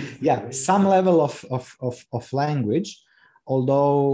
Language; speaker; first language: English; non-native, fluent; Croatian